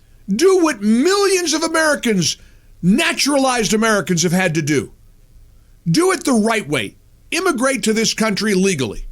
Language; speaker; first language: English; native; English